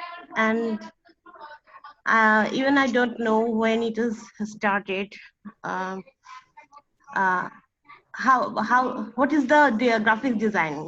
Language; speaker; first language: English; non-native, learner; Bangla